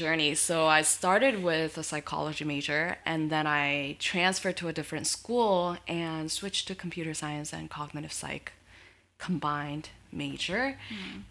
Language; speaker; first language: English; early bilingual, other home language; Korean